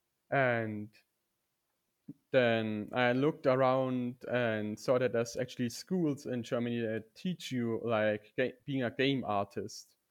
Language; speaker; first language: English; non-native, fluent; German